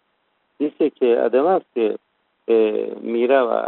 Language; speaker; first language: Spanish; non-native, learner; Persian